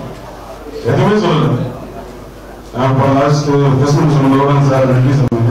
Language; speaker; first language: Tamil; native; Tamil